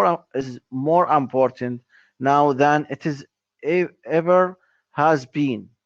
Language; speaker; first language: English; non-native, learner; Arabic